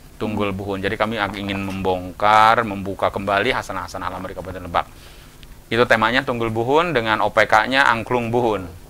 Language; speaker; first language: Indonesian; native; Indonesian